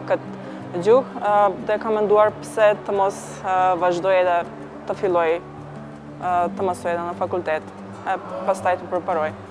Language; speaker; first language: Albanian; non-native, local second language; Macedonian